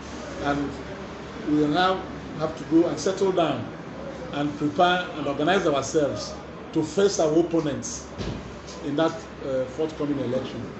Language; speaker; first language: English; non-native, local second language; Igbo